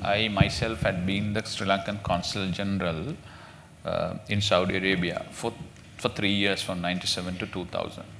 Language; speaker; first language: English; non-native, local second language; Sinhala